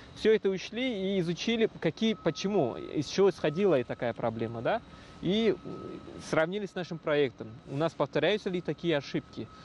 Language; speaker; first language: Russian; non-native, local second language; Uzbek